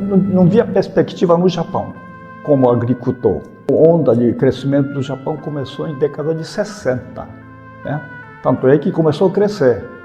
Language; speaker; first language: Portuguese; early bilingual, other home language; Japanese